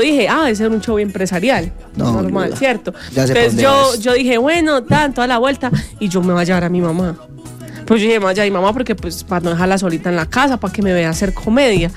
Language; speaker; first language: Spanish; native; Spanish